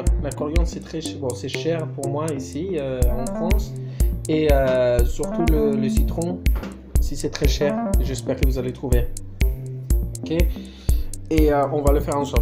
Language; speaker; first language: French; non-native, fluent; Spanish